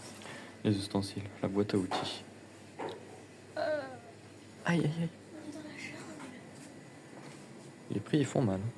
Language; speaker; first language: French; native; French